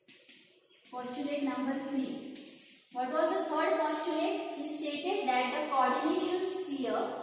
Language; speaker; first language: English; non-native, local second language; Marathi